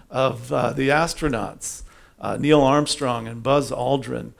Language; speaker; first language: English; native; English